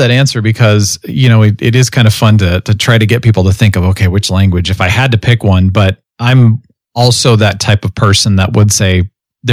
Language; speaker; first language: English; native; English